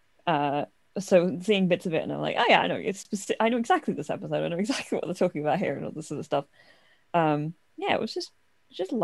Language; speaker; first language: English; native; English